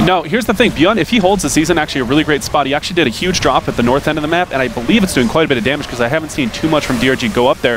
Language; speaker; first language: English; native; English